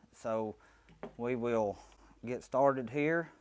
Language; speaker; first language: English; native; English